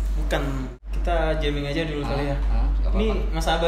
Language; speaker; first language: Indonesian; native; Indonesian